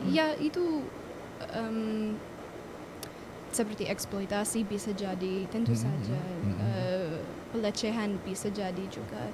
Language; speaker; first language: Indonesian; non-native, fluent; English